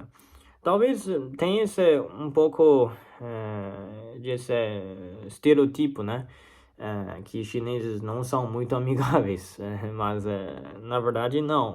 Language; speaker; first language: Portuguese; non-native, learner; Chinese